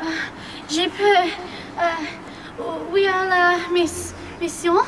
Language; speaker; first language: French; non-native, learner; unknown